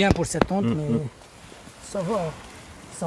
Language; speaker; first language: French; non-native, learner; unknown